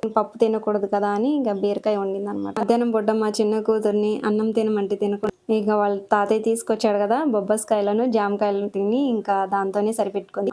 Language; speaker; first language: Telugu; non-native, local second language; Lambadi